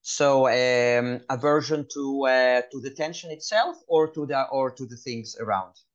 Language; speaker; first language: English; non-native, fluent; Hebrew